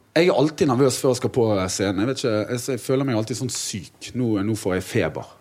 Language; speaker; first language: Norwegian; native; Norwegian